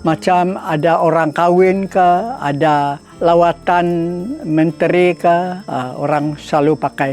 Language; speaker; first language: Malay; non-native, local second language; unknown